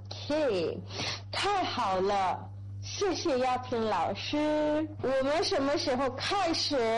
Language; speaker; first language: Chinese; non-native, learner; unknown